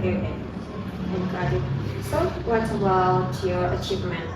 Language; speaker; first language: English; non-native, learner; Indonesian